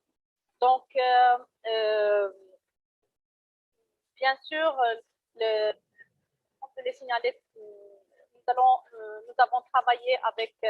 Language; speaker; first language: French; non-native, local second language; Arabic